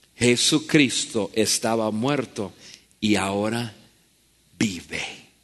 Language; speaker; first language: Spanish; non-native, fluent; English